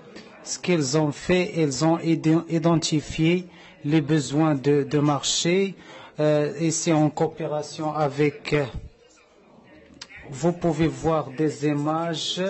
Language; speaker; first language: French; non-native, learner; Arabic